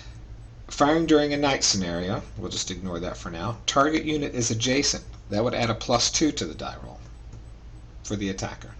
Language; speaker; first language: English; native; English